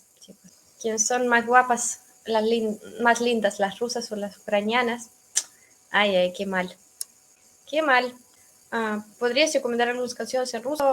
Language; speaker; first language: Spanish; non-native, fluent; Russian